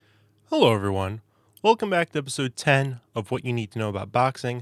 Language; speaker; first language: English; native; English